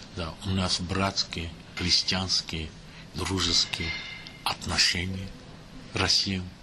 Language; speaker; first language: Russian; non-native, local second language; Armenian